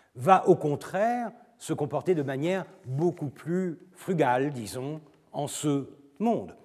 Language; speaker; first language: French; non-native, fluent; Turkish